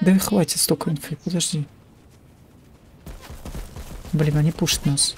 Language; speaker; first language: Russian; native; Russian